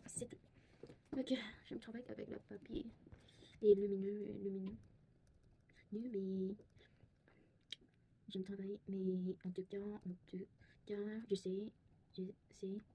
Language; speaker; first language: French; non-native, learner; Korean